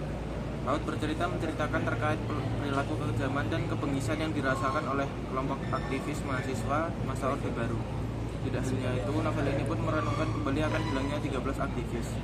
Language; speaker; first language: Indonesian; native; Indonesian